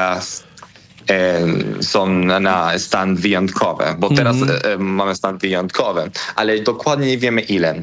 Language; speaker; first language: Polish; non-native, learner; Spanish